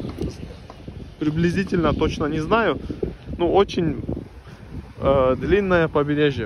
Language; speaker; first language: Russian; non-native, local second language; Turkish